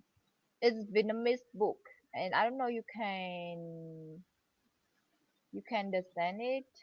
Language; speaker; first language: English; non-native, learner; Vietnamese